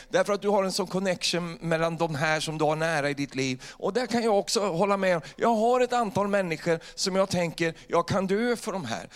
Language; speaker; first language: Swedish; native; Swedish